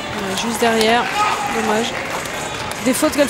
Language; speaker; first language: French; native; French